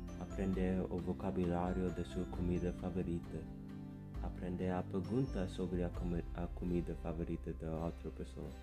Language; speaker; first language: Portuguese; non-native, fluent; English